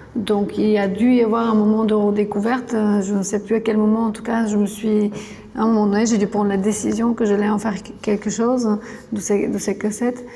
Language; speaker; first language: French; non-native, fluent; Bulgarian